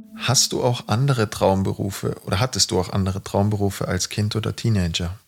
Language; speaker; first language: German; native; German